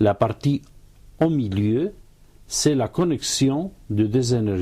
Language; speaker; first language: French; non-native, fluent; Spanish